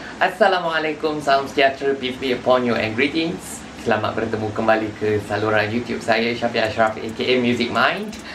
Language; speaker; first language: Malay; native; Malay